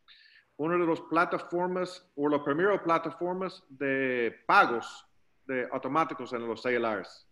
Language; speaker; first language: Spanish; non-native, learner; English